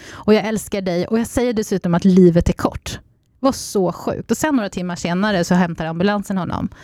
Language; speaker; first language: Swedish; native; Swedish